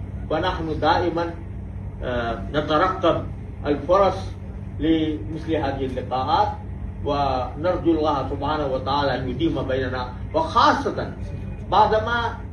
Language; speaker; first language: Arabic; non-native, fluent; Urdu